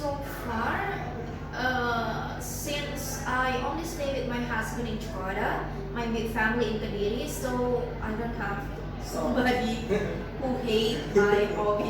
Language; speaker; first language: English; non-native, fluent; Indonesian